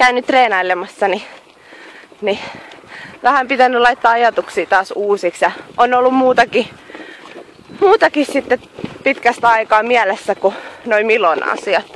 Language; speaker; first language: Finnish; native; Finnish